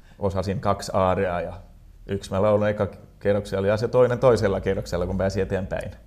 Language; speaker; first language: Finnish; non-native, local second language; Swedish